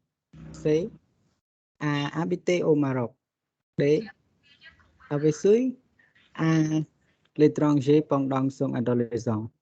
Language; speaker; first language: French; non-native, learner; Khmer